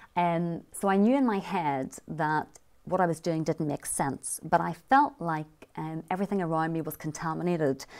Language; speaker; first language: English; native; English